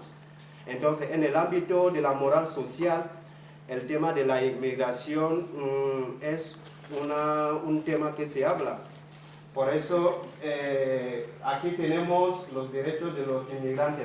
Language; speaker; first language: Spanish; non-native, fluent; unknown